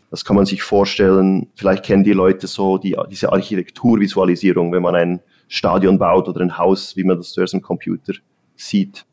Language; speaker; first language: German; native; German